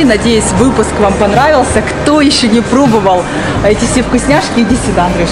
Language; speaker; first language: Russian; native; Russian